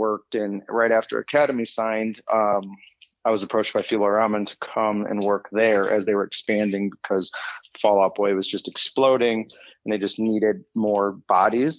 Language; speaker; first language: English; native; English